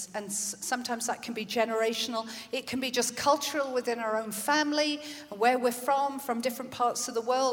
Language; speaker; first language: English; native; English